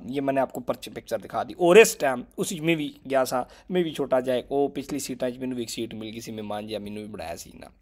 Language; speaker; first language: Urdu; non-native, local second language; Punjabi